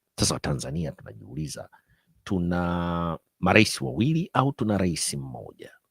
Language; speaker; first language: Swahili; native; Swahili